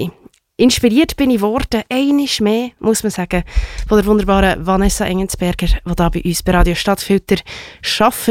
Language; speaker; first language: German; native; German